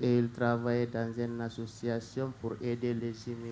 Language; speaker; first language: French; non-native, learner; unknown